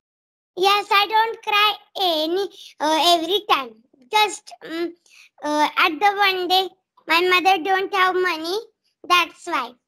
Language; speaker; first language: English; non-native, learner; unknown